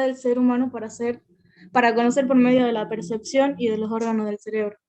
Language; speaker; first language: Spanish; native; Spanish